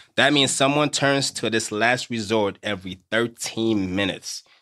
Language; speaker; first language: English; native; English